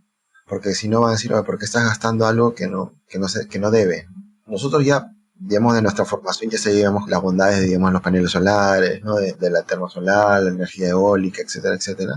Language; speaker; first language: Spanish; native; Spanish